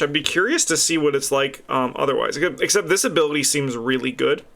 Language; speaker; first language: English; native; English